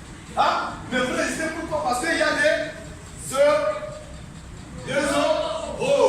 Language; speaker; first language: French; non-native, local second language; Comorian